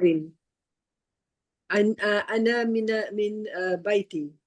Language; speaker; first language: Arabic; non-native, learner; Malay